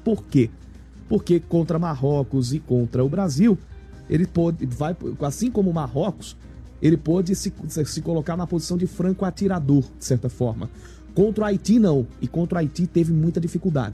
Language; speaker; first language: Portuguese; native; Portuguese